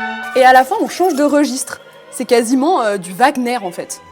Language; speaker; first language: French; native; French